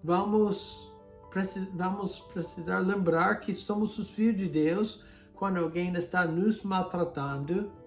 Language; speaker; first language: Portuguese; non-native, fluent; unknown